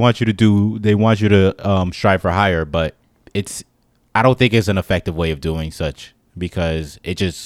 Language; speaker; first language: English; native; English